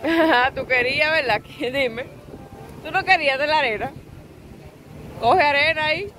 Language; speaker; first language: Spanish; native; Spanish